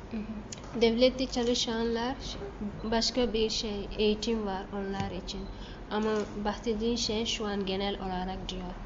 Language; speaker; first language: Turkish; non-native, learner; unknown